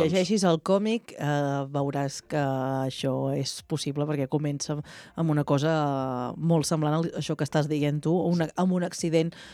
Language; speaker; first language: Catalan; native; Catalan